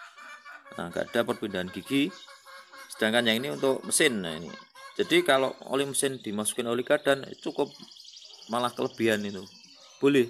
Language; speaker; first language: Indonesian; native; Indonesian